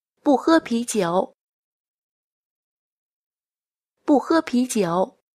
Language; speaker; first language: Chinese; non-native, fluent; Vietnamese